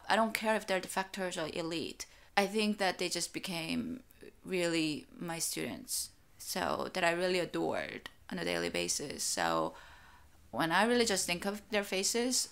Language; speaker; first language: English; non-native, fluent; Korean